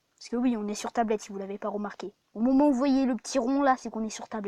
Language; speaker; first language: French; native; French